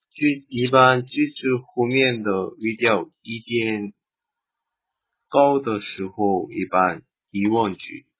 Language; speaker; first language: Chinese; non-native, learner; Korean